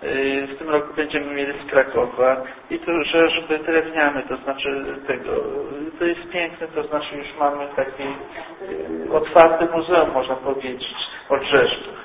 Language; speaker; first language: Polish; early bilingual, heritage; Polish